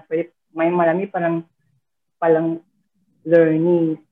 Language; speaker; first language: Filipino; non-native, local second language; Cebuano